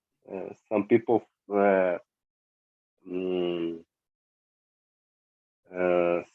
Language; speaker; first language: English; non-native, learner; Portuguese